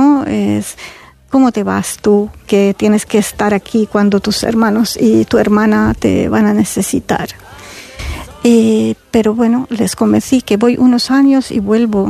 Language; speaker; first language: Spanish; non-native, fluent; Arabic